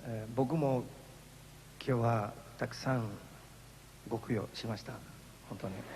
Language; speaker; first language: Japanese; non-native, learner; Spanish